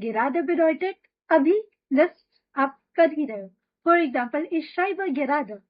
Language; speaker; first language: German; non-native, fluent; Hindi